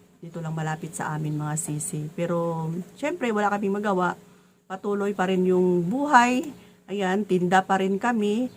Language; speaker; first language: Filipino; native; Filipino